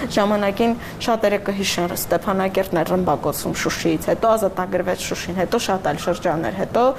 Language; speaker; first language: Armenian; native; Armenian